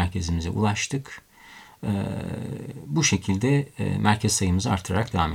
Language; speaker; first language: Turkish; native; Turkish